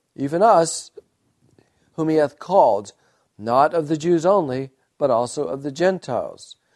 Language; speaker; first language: English; native; English